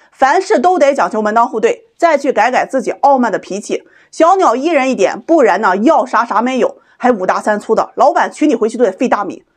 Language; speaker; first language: Chinese; native; Chinese